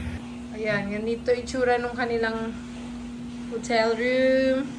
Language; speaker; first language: Filipino; native; Filipino